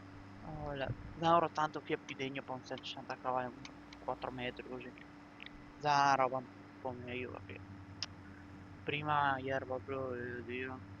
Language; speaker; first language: Italian; native; Italian